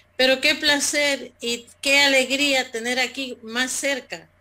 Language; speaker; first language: Spanish; native; Spanish